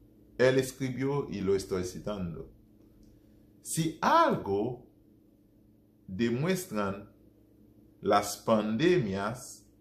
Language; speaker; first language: Spanish; non-native, fluent; Haitian Creole